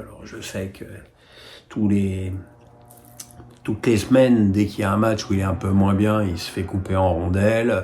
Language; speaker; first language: French; native; French